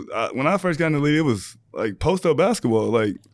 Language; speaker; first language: English; native; English